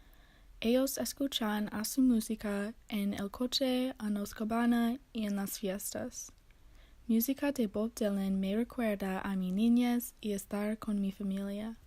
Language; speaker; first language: Spanish; non-native, learner; English